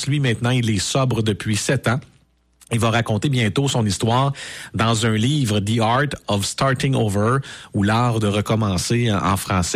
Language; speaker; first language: French; native; French